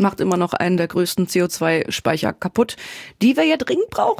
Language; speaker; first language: German; native; German